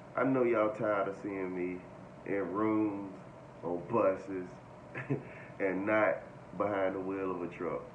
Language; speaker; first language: English; native; English